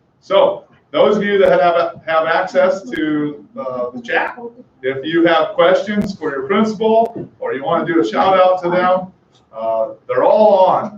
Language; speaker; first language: English; native; English